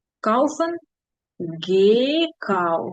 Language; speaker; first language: German; non-native, fluent; Ukrainian